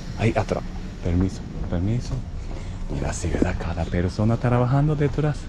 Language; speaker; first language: Spanish; non-native, learner; Japanese